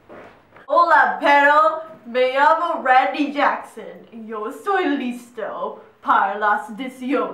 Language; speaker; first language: Spanish; non-native, learner; English